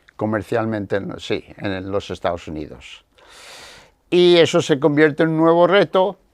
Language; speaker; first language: Spanish; early bilingual, heritage; Spanish